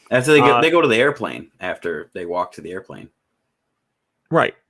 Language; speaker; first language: English; native; English